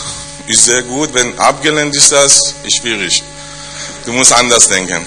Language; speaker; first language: German; non-native, learner; Persian